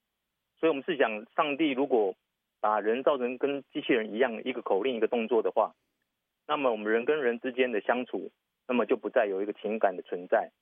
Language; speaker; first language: Chinese; native; Chinese